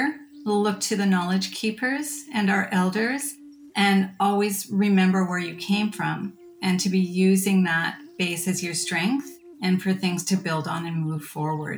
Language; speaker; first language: English; native; English